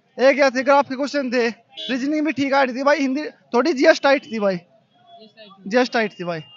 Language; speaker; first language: Hindi; native; Hindi